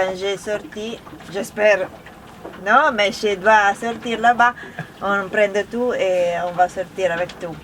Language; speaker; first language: French; non-native, learner; Italian